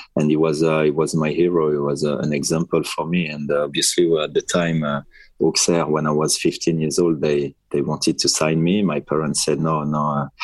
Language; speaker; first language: English; non-native, fluent; French